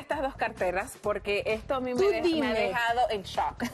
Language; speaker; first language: Spanish; native; Spanish